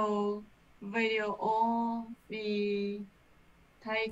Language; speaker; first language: Japanese; non-native, learner; English